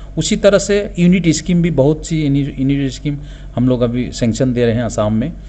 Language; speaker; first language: Hindi; non-native, local second language; Assamese